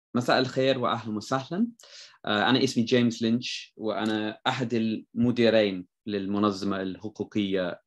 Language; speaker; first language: Arabic; non-native, fluent; English